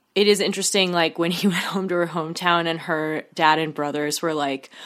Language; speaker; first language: English; native; English